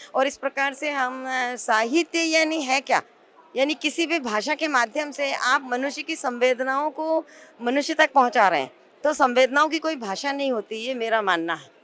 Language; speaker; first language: Hindi; native; Hindi